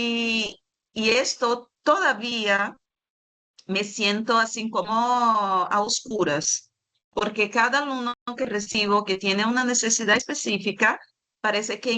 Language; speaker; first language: Spanish; non-native, fluent; Portuguese